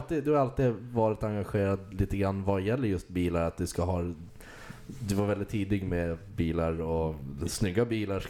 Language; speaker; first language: Swedish; native; Swedish